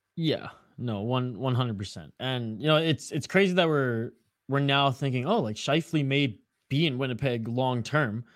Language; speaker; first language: English; native; English